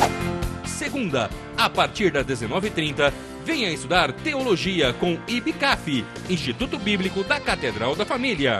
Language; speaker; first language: Portuguese; native; Portuguese